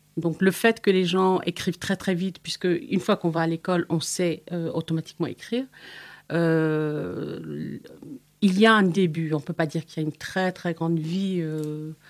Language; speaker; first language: French; non-native, fluent; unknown